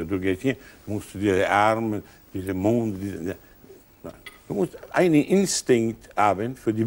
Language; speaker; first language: German; non-native, learner; Italian